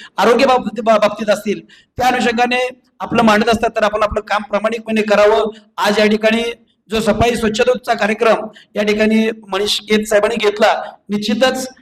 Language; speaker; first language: Marathi; native; Marathi